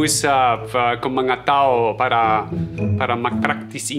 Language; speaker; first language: Filipino; non-native, learner; German